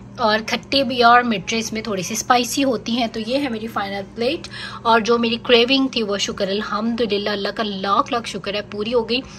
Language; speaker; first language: Urdu; native; Urdu